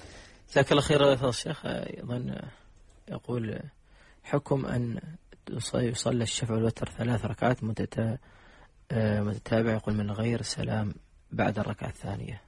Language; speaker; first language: Arabic; native; Arabic